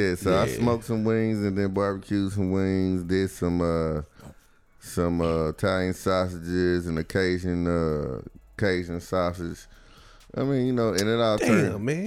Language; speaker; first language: English; native; English